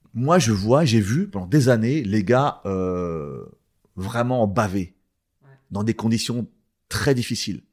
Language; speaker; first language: French; native; French